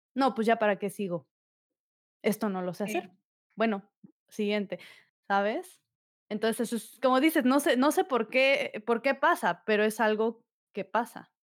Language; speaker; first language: Spanish; native; Spanish